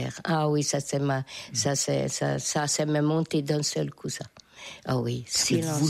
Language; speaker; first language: French; non-native, fluent; Hungarian